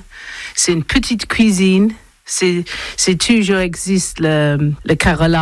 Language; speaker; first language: French; non-native, learner; English